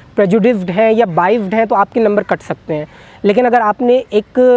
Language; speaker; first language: Hindi; native; Hindi